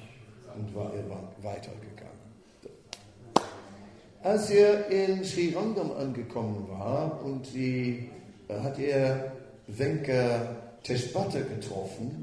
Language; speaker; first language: German; non-native, fluent; Dutch